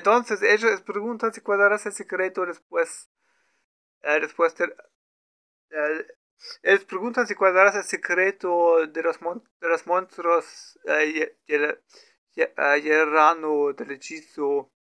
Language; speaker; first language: Spanish; non-native, learner; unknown